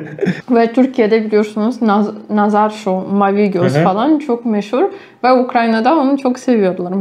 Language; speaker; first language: Turkish; non-native, fluent; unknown